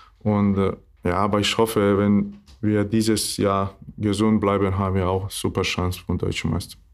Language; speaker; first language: German; non-native, learner; Bosnian